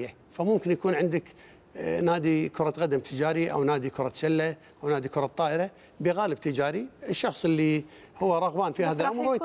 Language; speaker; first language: Arabic; native; Arabic